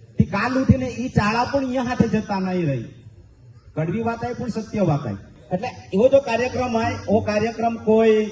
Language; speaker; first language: Gujarati; non-native, local second language; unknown